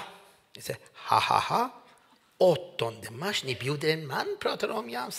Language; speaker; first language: Swedish; non-native, fluent; Persian